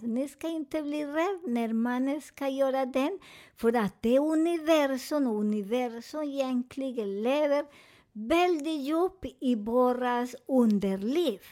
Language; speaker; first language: Swedish; non-native, learner; Spanish